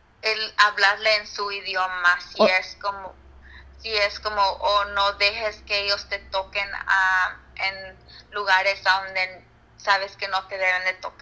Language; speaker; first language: Spanish; early bilingual, heritage; Spanish